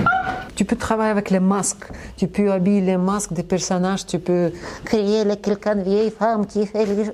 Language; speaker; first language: French; non-native, learner; Russian